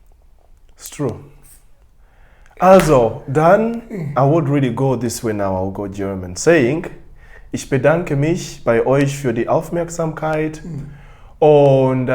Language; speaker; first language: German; non-native, learner; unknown